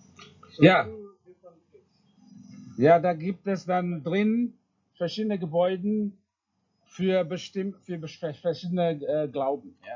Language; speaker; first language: German; non-native, fluent; Indonesian